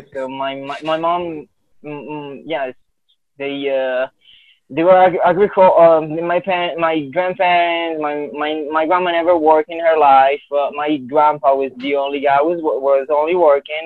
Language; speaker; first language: English; non-native, fluent; Filipino